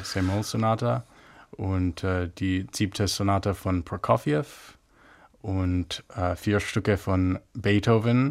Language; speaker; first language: German; non-native, fluent; English